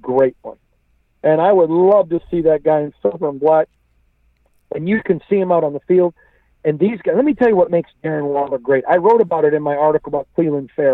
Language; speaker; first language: English; native; English